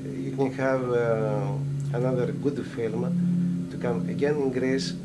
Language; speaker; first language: English; non-native, learner; Greek